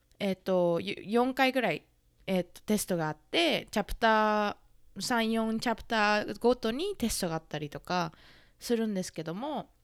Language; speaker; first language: Japanese; native; Japanese